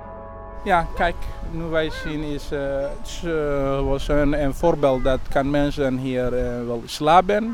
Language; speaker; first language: Dutch; non-native, learner; Somali